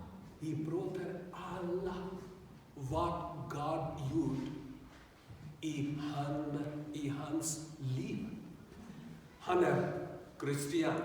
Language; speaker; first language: Swedish; non-native, learner; Urdu